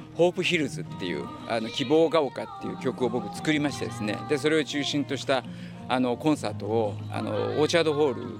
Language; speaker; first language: Japanese; native; Japanese